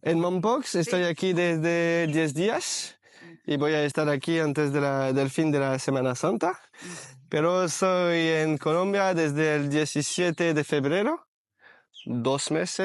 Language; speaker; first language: Spanish; non-native, learner; French